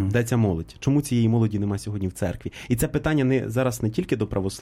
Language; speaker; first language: Ukrainian; native; Ukrainian